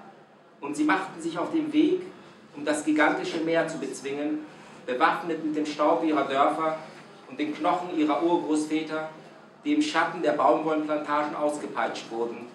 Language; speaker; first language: German; non-native, fluent; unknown